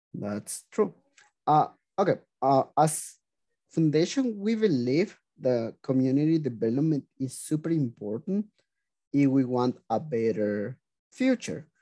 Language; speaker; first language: English; non-native, fluent; Spanish